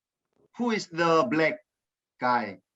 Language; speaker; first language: English; non-native, fluent; Korean